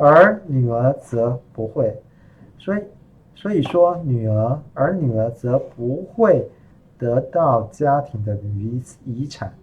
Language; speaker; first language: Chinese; non-native, fluent; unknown